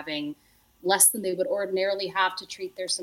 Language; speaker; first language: English; native; English